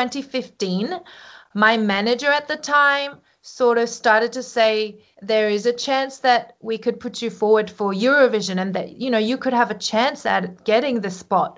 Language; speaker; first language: English; early bilingual, other home language; Korean